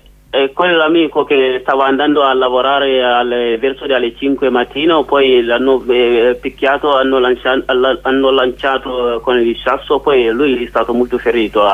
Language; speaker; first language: Italian; non-native, learner; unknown